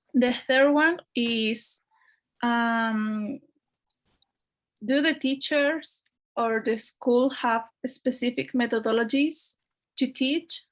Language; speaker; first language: English; non-native, fluent; Spanish